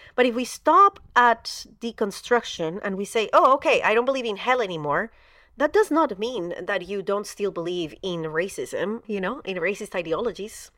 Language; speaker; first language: English; non-native, fluent; Spanish